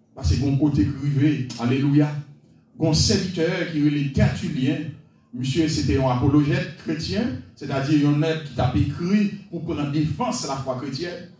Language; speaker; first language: French; non-native, local second language; Haitian Creole